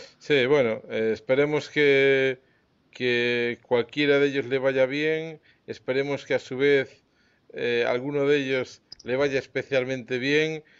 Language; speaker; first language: Spanish; native; Spanish